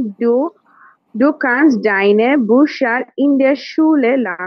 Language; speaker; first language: German; non-native, learner; Bangla